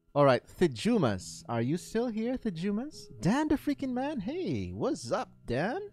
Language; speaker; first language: English; non-native, local second language; Filipino